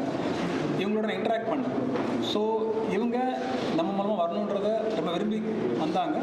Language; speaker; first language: Tamil; native; Tamil